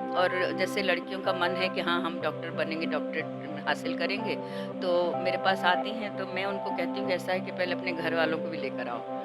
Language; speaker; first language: Hindi; non-native, local second language; Odia